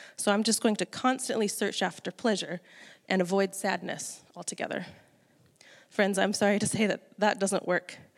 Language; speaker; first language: English; native; English